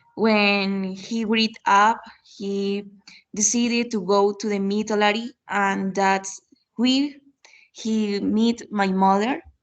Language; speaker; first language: English; non-native, learner; Spanish